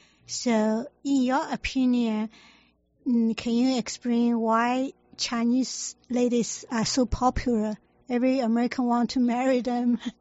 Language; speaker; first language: English; non-native, learner; Chinese